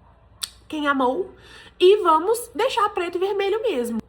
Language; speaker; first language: Portuguese; native; Portuguese